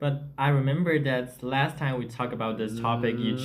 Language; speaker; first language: English; non-native, learner; Chinese